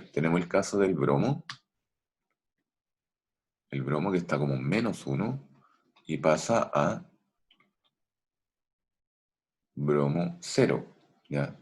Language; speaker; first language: Spanish; native; Spanish